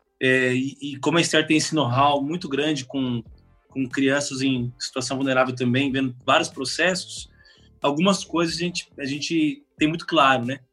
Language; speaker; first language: Portuguese; native; Portuguese